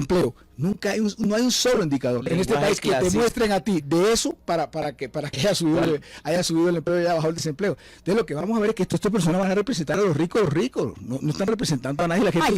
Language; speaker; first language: Spanish; native; Spanish